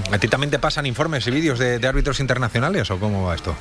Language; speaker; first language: Spanish; native; Spanish